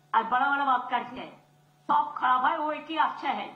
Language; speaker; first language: Hindi; non-native, local second language; Bangla